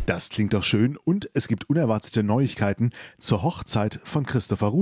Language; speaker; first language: German; native; German